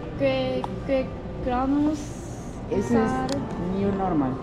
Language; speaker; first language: Spanish; non-native, learner; Korean